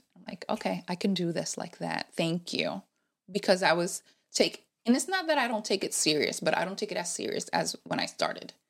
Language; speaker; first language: English; non-native, fluent; Spanish